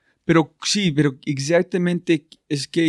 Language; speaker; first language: Spanish; non-native, fluent; English